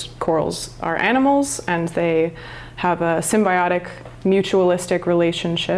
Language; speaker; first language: English; native; English